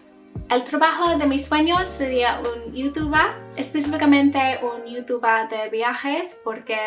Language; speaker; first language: Spanish; non-native, learner; English